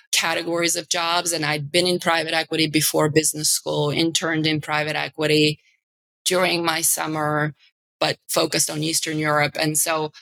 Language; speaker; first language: English; non-native, fluent; Bulgarian